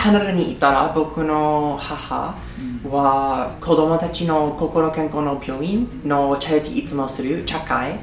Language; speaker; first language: Japanese; non-native, learner; English